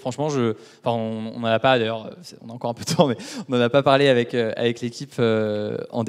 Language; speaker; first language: French; native; French